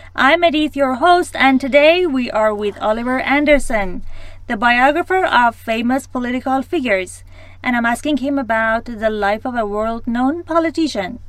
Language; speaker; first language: English; non-native, fluent; Persian